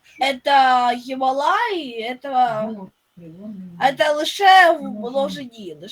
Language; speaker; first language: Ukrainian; non-native, local second language; Russian